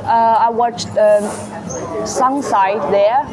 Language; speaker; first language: English; non-native, learner; Chinese